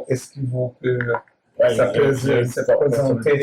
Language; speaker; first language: French; non-native, learner; Portuguese